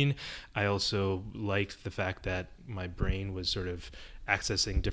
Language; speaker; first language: English; early bilingual, other home language; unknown